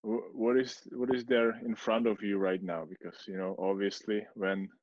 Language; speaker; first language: English; non-native, fluent; Czech